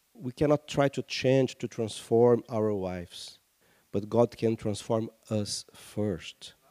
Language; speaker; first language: English; non-native, fluent; Portuguese